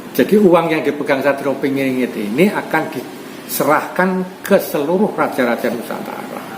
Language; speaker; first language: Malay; non-native, local second language; Javanese